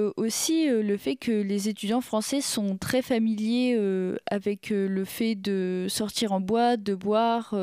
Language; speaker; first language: French; native; French